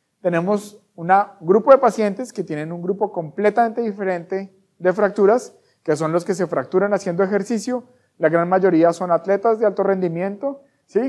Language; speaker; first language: Spanish; native; Spanish